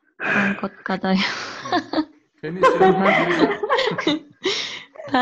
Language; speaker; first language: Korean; non-native, learner; Spanish